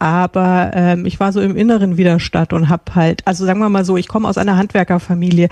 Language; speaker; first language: German; native; German